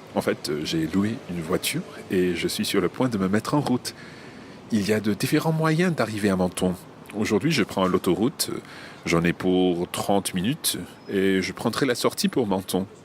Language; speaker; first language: French; non-native, fluent; English